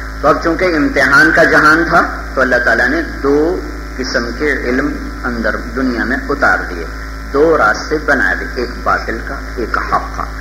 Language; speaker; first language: Urdu; native; Urdu